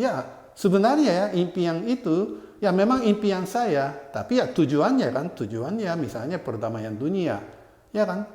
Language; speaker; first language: Indonesian; non-native, fluent; Japanese